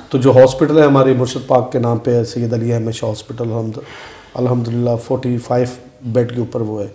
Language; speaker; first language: Urdu; non-native, local second language; Punjabi